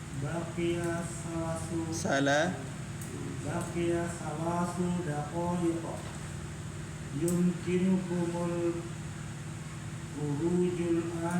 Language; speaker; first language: Arabic; non-native, learner; Indonesian